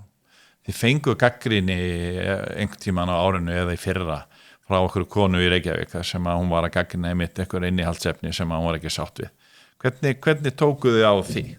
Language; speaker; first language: Icelandic; native; Icelandic